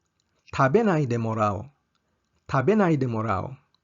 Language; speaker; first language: Japanese; non-native, fluent; English